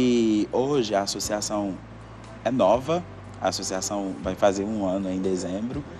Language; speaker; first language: Portuguese; non-native, fluent; Haitian Creole